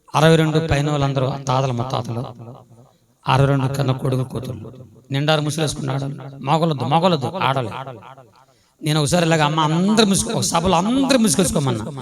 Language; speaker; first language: Telugu; non-native, local second language; Lambadi